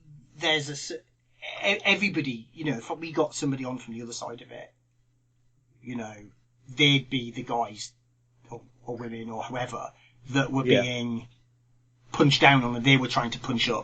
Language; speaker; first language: English; native; English